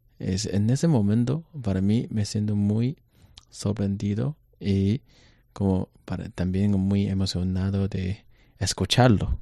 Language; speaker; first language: Spanish; non-native, learner; Chinese